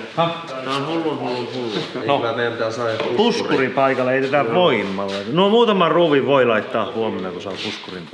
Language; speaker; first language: Finnish; native; Finnish